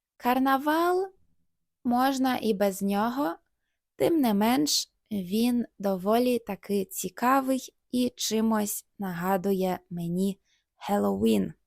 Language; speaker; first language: Ukrainian; native; Ukrainian